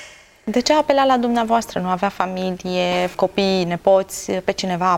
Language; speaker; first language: Romanian; native; Romanian